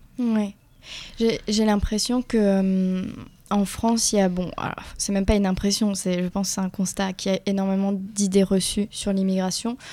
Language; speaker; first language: French; native; French